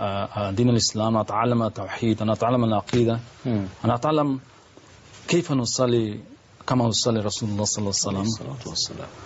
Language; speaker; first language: Arabic; non-native, learner; Spanish